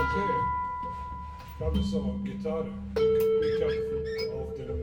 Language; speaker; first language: German; non-native, fluent; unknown